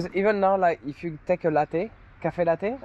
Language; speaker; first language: English; non-native, fluent; French